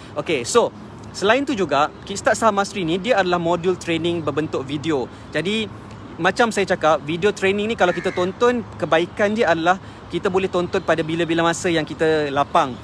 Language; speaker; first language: Malay; native; Malay